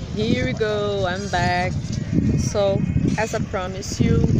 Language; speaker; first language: English; non-native, learner; Portuguese